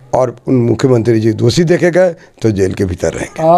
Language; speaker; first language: Hindi; non-native, local second language; Bhojpuri